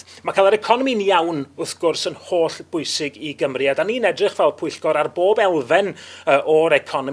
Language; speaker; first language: Welsh; native; Welsh